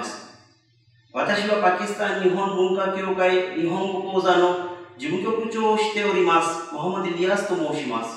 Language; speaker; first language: Japanese; non-native, fluent; Urdu